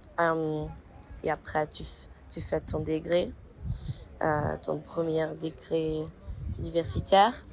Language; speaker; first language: French; non-native, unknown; German